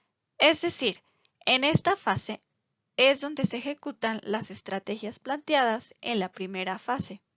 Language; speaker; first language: Spanish; native; Spanish